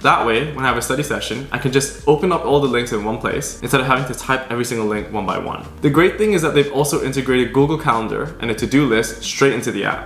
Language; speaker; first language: English; native; English